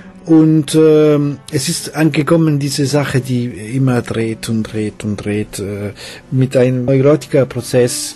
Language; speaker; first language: German; non-native, fluent; Italian